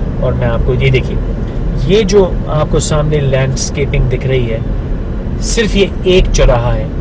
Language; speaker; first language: Urdu; native; Urdu